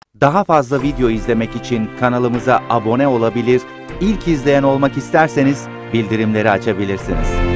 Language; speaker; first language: Turkish; non-native, learner; Japanese